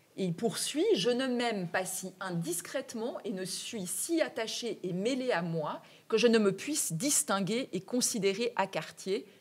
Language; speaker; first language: French; native; French